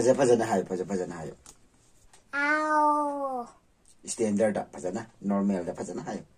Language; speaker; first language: Hindi; non-native, local second language; Manipuri